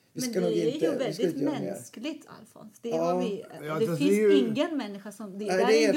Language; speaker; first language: Swedish; non-native, fluent; Persian